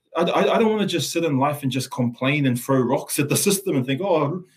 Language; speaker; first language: English; non-native, local second language; Samoan